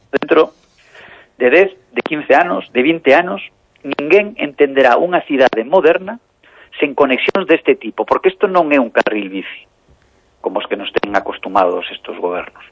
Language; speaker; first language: Galician; native; Galician